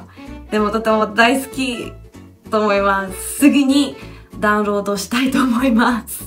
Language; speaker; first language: Japanese; non-native, fluent; Hungarian